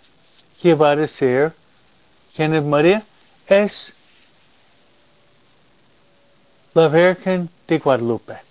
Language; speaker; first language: Spanish; non-native, fluent; English